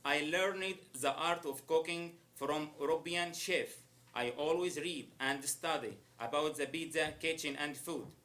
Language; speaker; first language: English; non-native, learner; Arabic